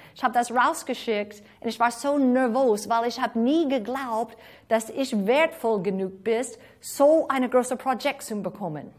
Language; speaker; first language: German; non-native, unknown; English